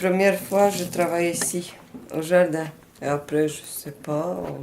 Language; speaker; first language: French; non-native, learner; Albanian